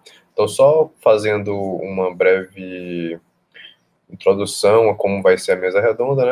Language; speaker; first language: Portuguese; native; Portuguese